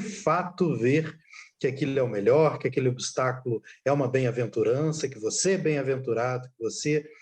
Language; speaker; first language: Portuguese; native; Portuguese